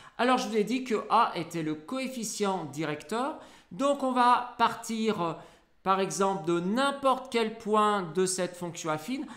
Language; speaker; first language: French; native; French